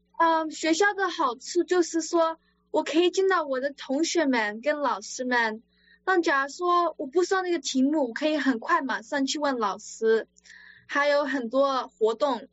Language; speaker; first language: Chinese; early bilingual, other home language; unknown